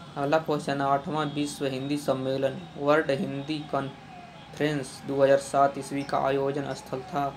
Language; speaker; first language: Hindi; native; Hindi